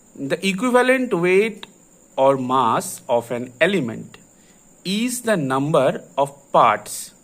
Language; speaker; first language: English; non-native, local second language; Bangla